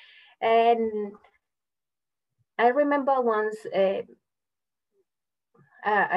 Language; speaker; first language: English; non-native, fluent; Spanish